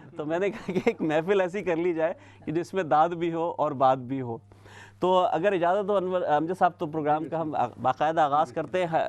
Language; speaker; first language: Urdu; native; Urdu